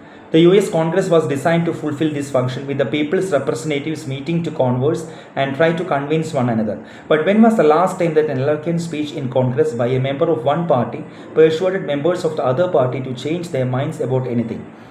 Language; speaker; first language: English; non-native, local second language; Malayalam